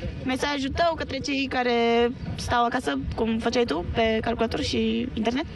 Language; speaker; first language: Romanian; native; Romanian